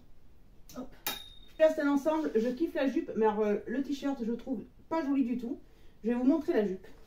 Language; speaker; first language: French; native; French